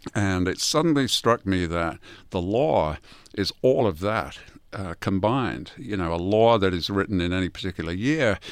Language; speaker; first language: English; native; English